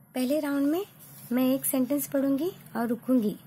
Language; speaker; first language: Hindi; non-native, local second language; Marathi